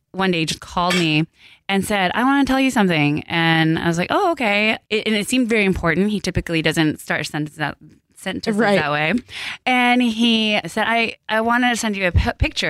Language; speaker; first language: English; early bilingual, other home language; Korean